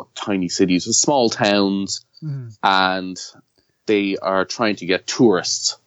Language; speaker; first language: English; native; English